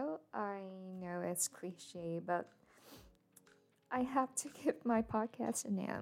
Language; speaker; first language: English; non-native, fluent; Chinese